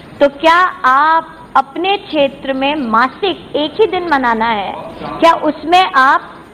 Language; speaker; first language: Hindi; native; Hindi